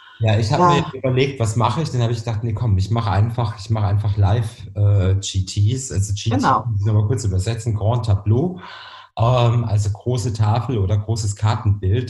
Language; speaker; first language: German; native; German